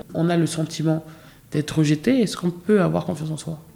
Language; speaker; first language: French; native; French